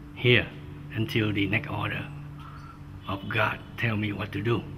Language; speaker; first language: English; non-native, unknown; Vietnamese